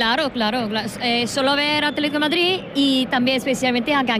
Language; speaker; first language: Spanish; non-native, fluent; Korean